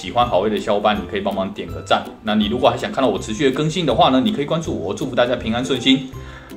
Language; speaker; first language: Chinese; native; Chinese